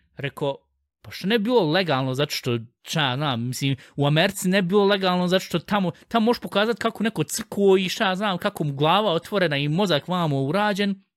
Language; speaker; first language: Bosnian; early bilingual, heritage; Bosnian